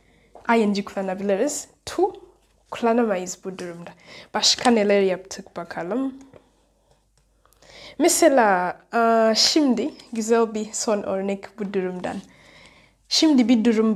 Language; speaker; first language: Turkish; non-native, fluent; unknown